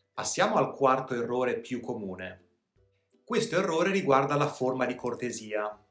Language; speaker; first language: Italian; native; Italian